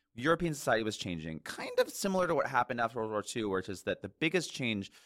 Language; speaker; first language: English; native; English